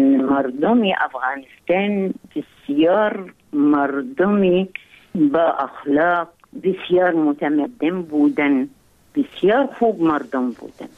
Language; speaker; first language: Persian; non-native, learner; Arabic